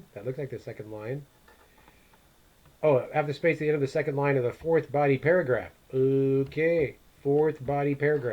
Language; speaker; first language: English; native; English